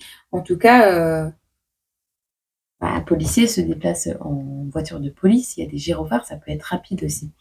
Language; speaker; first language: French; native; French